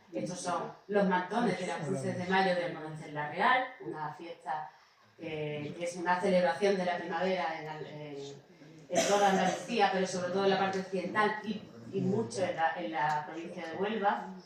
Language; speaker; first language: Spanish; native; Spanish